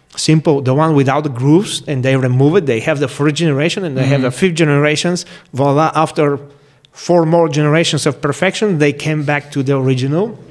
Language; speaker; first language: English; non-native, fluent; Bulgarian